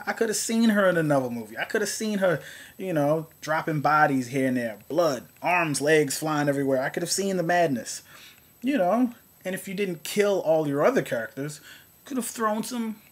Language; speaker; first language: English; native; English